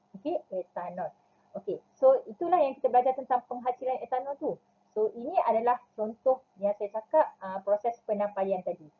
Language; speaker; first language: Malay; native; Malay